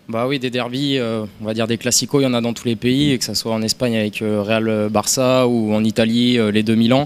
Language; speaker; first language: French; native; French